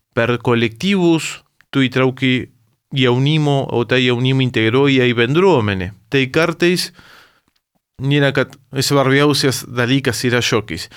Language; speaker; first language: Lithuanian; early bilingual, heritage; Lithuanian